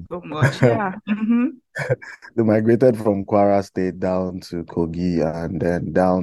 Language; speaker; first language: English; non-native, local second language; Yoruba